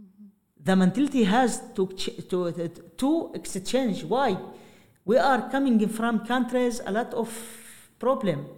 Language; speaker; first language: English; non-native, learner; Arabic